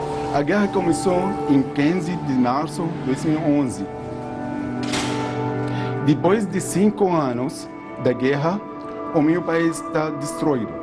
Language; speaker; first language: Portuguese; non-native, fluent; Arabic